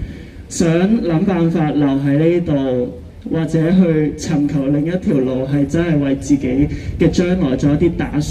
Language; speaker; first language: Cantonese; native; Cantonese